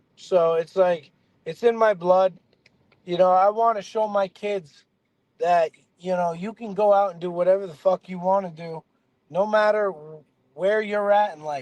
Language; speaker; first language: English; native; English